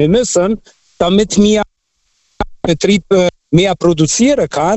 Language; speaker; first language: German; non-native, fluent; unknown